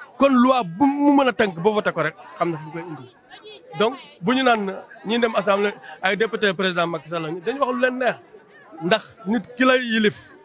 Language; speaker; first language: Wolof; non-native, local second language; Serer